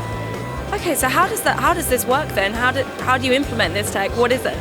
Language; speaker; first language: English; native; English